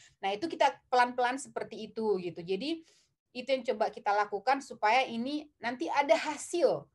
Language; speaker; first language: Indonesian; non-native, local second language; Batak Toba